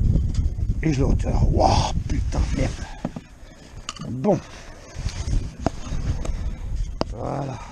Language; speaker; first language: French; native; French